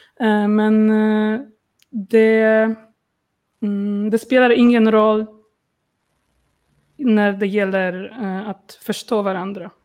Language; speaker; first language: Swedish; non-native, learner; Polish